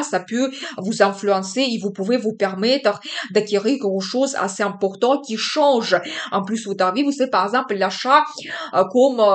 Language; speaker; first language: French; non-native, fluent; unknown